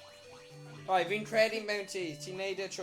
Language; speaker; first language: Welsh; native; Welsh